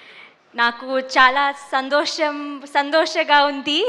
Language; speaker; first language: Telugu; non-native, learner; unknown